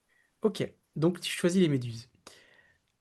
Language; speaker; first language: French; native; French